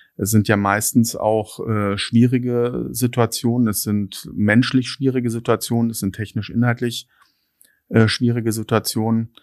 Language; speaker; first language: German; native; German